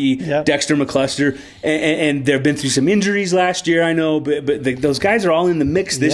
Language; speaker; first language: English; native; English